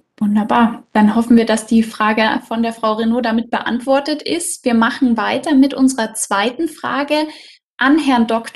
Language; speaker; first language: German; native; German